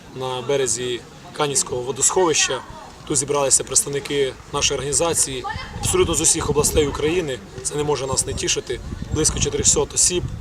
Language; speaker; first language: Ukrainian; native; Ukrainian